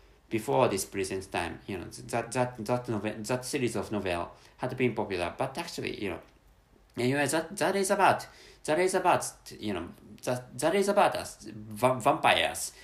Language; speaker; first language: English; non-native, fluent; Japanese